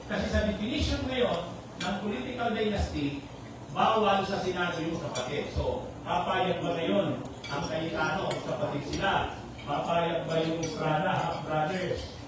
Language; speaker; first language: Filipino; non-native, local second language; Bikol